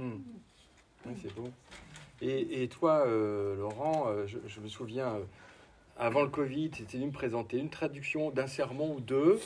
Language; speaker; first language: French; native; French